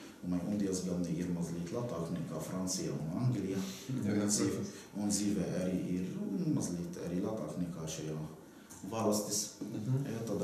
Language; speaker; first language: Latvian; non-native, learner; Arabic